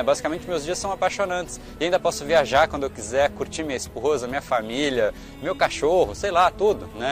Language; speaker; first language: Portuguese; native; Portuguese